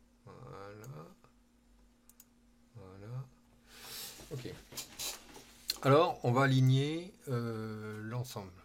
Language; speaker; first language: French; native; French